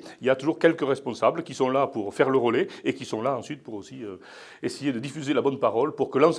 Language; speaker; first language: French; native; French